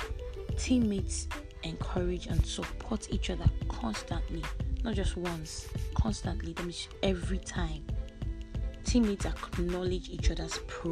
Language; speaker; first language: English; non-native, local second language; Igbo